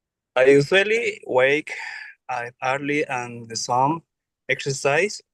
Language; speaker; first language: English; non-native, learner; Spanish